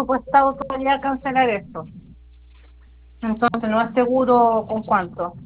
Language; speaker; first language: Spanish; native; Spanish